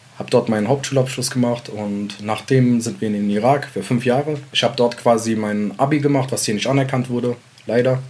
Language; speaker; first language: German; early bilingual, other home language; Central Kurdish